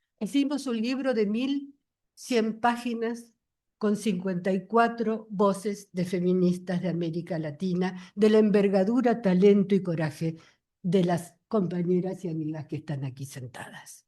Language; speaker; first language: Spanish; native; Spanish